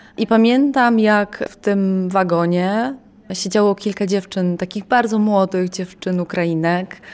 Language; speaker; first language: Polish; native; Polish